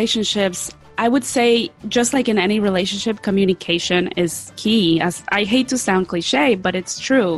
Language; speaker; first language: English; early bilingual, other home language; Spanish